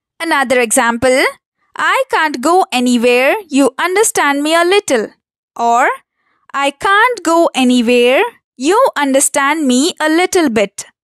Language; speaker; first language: English; non-native, local second language; Telugu